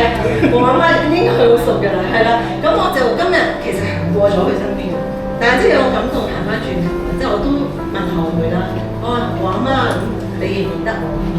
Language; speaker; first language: Cantonese; native; Cantonese